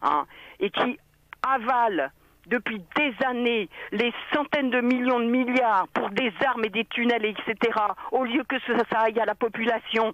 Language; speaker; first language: French; native; French